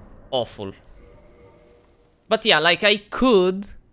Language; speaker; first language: English; non-native, fluent; Italian